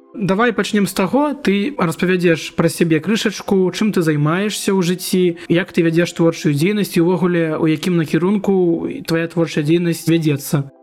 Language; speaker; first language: Belarusian; non-native, local second language; Russian